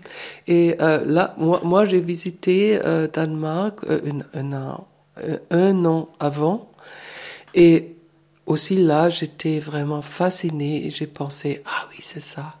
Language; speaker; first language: French; non-native, fluent; German